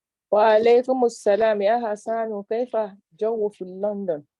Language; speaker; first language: Arabic; non-native, learner; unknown